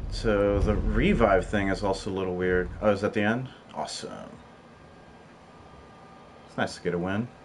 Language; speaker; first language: English; native; English